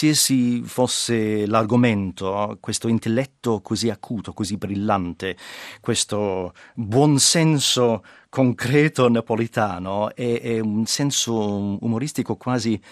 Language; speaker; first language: Italian; non-native, fluent; English